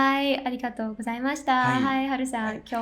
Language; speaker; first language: Japanese; non-native, fluent; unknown